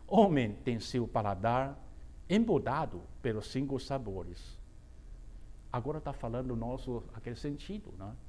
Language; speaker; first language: Portuguese; non-native, fluent; Chinese